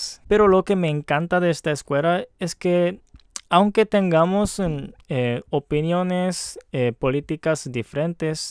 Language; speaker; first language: Spanish; non-native, fluent; Japanese